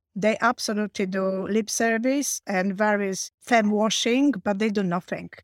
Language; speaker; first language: English; non-native, fluent; Polish